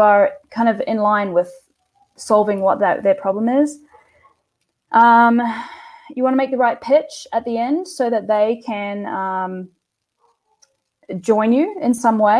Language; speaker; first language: English; native; English